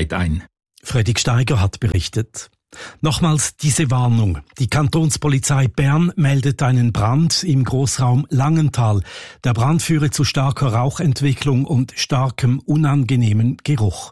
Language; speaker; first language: German; native; German